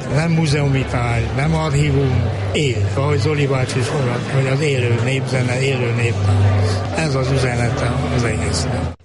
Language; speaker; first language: Hungarian; native; Hungarian